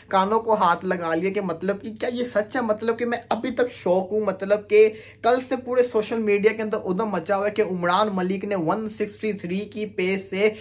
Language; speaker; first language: Urdu; native; Urdu